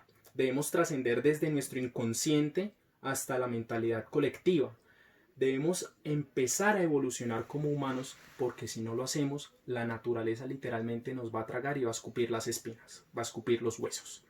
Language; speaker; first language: Spanish; native; Spanish